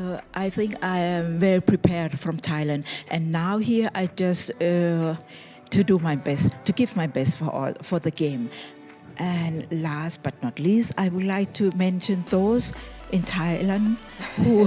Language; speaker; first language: English; non-native, learner; Thai